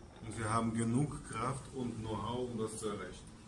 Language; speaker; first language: German; non-native, fluent; Russian